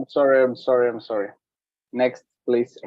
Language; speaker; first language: English; non-native, learner; Spanish